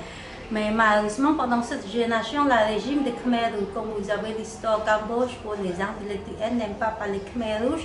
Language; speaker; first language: French; non-native, fluent; Khmer